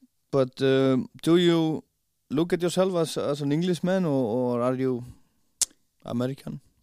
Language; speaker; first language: English; non-native, fluent; Icelandic